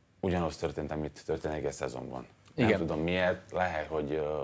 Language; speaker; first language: Hungarian; non-native, learner; Serbian